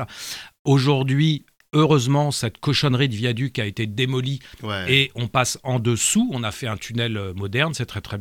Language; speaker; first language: French; native; French